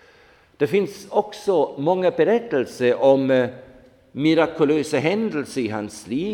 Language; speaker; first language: Swedish; non-native, fluent; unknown